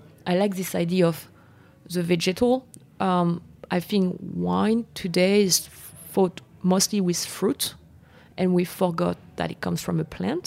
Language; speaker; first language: English; non-native, fluent; French